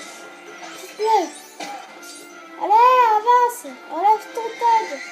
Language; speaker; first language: French; native; French